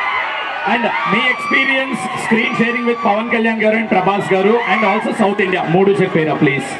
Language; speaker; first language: Telugu; native; Telugu